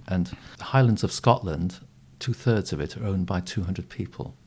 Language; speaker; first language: English; native; English